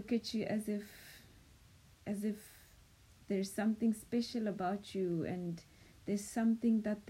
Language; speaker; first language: English; non-native, local second language; Northern Sotho